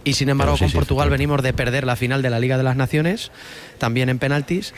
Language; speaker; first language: Spanish; native; Spanish